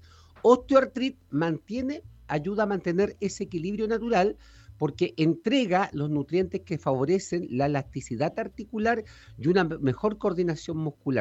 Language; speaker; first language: Spanish; native; Spanish